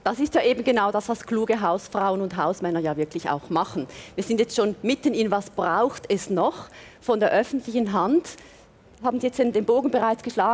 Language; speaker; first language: German; native; German